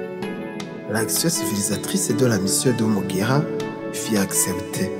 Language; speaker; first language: French; non-native, local second language; Rundi